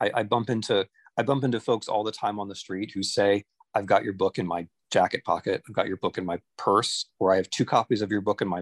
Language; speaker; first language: English; native; English